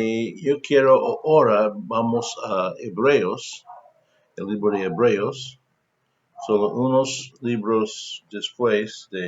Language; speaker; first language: Spanish; non-native, fluent; English